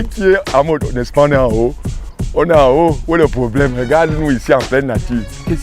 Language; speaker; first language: French; native; French